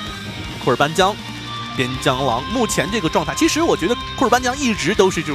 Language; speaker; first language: Chinese; native; Chinese